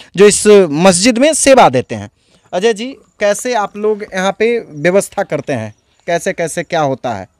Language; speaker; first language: Hindi; native; Hindi